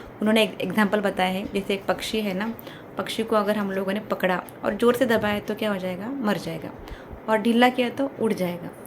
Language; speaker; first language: Hindi; non-native, local second language; Kannada